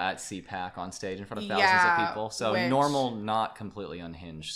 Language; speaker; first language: English; native; English